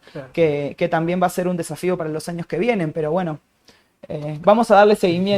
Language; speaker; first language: Spanish; native; Spanish